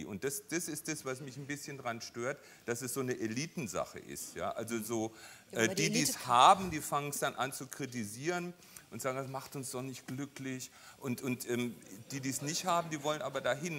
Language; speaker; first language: German; native; German